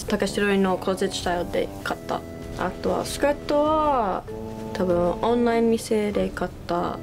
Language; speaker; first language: Japanese; non-native, learner; English